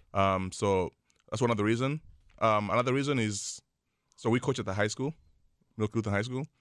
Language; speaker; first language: English; non-native, local second language; Swahili